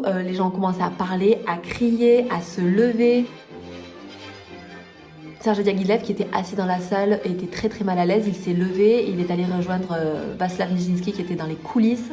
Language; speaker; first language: French; native; French